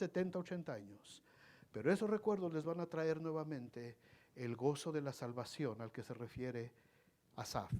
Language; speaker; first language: Spanish; native; Spanish